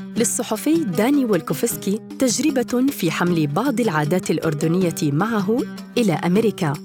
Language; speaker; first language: Arabic; native; Arabic